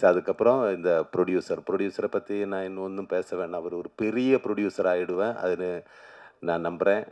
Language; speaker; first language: Tamil; non-native, learner; Malayalam